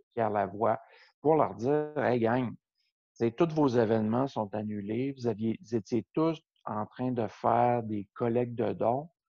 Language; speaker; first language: French; native; French